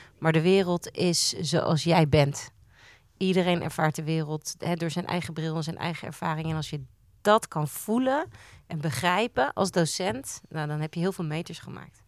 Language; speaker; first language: Dutch; native; Dutch